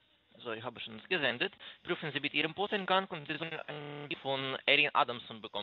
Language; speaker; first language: German; non-native, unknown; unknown